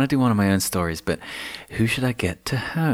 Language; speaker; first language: English; native; English